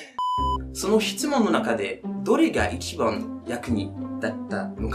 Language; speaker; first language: Japanese; non-native, fluent; French